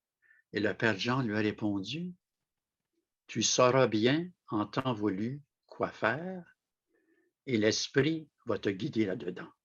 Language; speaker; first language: French; native; French